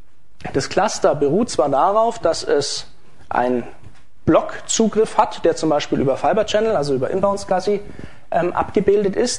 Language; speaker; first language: German; native; German